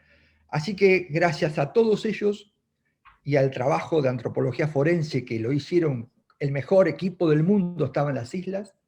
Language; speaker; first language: Spanish; native; Spanish